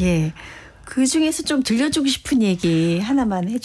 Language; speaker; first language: Korean; native; Korean